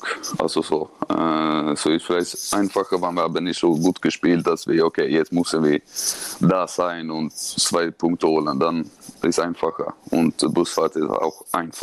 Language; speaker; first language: German; non-native, learner; Swedish